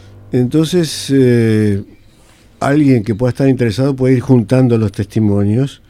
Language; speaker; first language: Spanish; native; Spanish